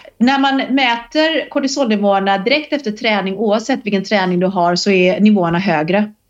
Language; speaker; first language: Swedish; native; Swedish